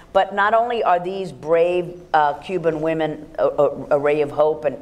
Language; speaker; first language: English; early bilingual, other home language; Spanish